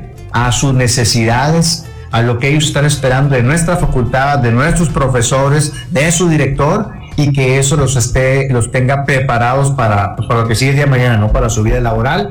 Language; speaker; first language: Spanish; native; Spanish